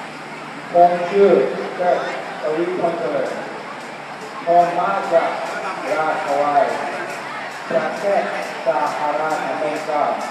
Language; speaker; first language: Thai; non-native, learner; English